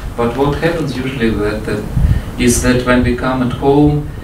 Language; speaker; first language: English; non-native, fluent; Russian